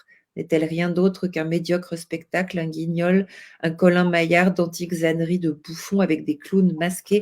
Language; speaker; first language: French; native; French